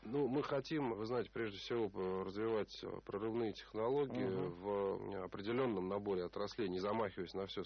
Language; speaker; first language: Russian; native; Russian